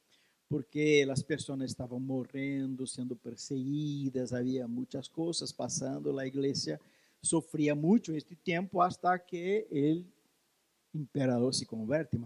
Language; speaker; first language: Spanish; non-native, learner; Portuguese